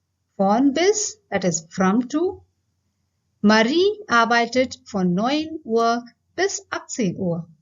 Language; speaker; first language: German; non-native, fluent; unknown